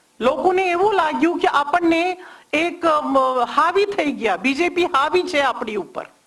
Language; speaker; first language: Gujarati; non-native, local second language; Kashmiri